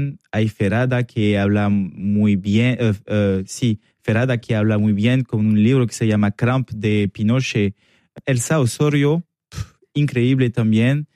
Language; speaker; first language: Spanish; non-native, learner; French